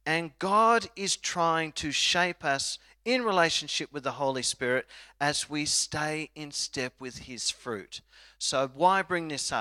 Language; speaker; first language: English; native; English